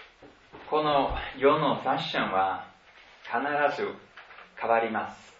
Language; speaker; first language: Japanese; non-native, fluent; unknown